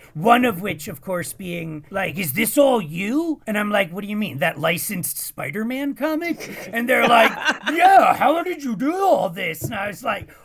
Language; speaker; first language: English; native; English